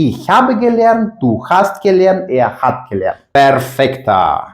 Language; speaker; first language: German; non-native, fluent; Ukrainian